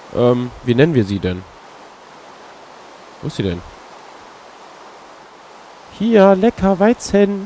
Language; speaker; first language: German; native; German